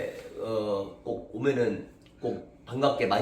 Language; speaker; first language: Korean; native; Korean